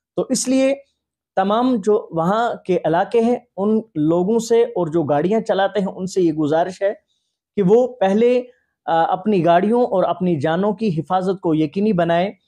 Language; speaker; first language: Urdu; non-native, local second language; Kashmiri